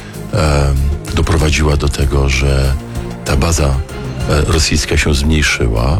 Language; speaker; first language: Polish; native; Polish